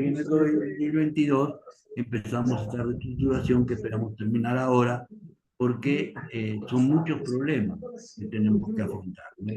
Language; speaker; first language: Spanish; native; Spanish